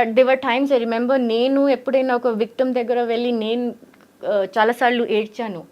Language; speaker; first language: Telugu; early bilingual, heritage; Telugu